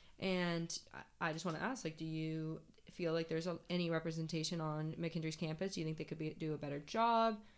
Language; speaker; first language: English; native; English